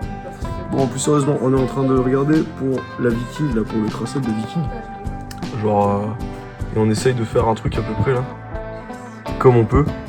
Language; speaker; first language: French; native; French